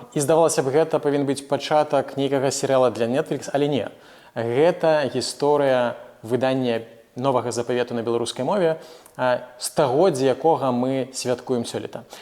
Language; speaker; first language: Belarusian; non-native, local second language; Russian